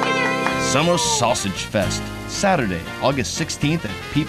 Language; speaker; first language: English; native; English